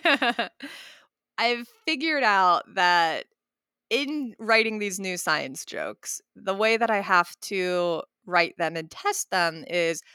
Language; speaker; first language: English; native; English